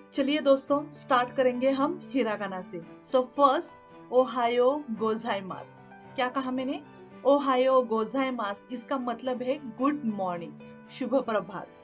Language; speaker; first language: Hindi; non-native, local second language; Marathi